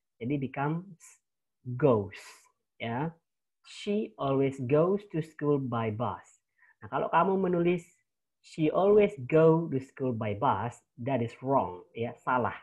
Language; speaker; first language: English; non-native, fluent; Indonesian